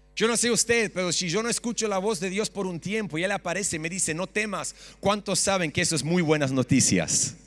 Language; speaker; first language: Spanish; early bilingual, other home language; English